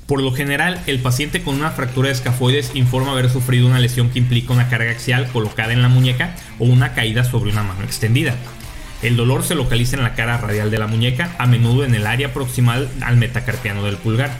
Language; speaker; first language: Spanish; native; Spanish